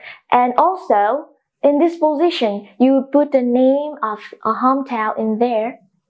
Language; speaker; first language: English; non-native, fluent; Vietnamese